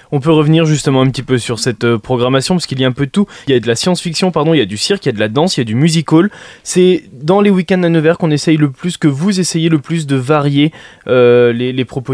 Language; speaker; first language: French; native; French